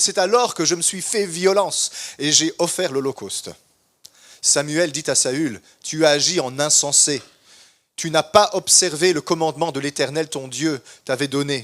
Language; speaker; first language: French; native; French